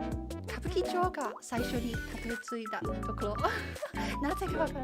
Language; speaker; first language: Japanese; non-native, learner; Chinese